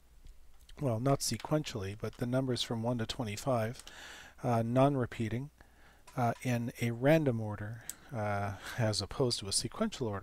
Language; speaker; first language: English; native; English